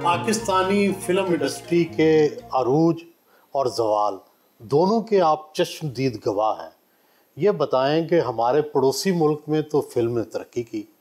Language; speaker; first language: Urdu; non-native, local second language; Punjabi